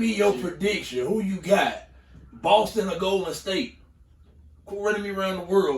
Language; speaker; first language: English; native; English